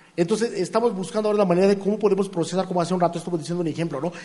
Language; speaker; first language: Spanish; non-native, fluent; Hindi